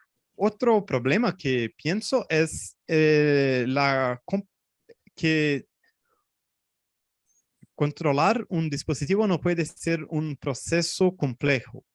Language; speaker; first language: Spanish; non-native, fluent; Portuguese